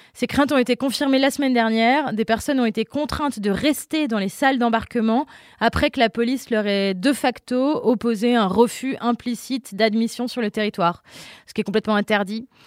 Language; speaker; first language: French; native; French